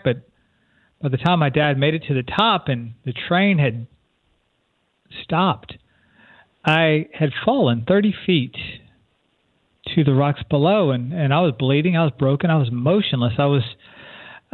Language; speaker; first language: English; native; English